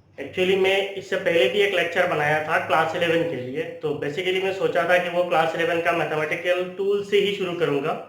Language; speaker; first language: Hindi; non-native, local second language; Bangla